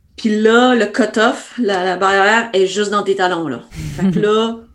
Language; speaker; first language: French; native; French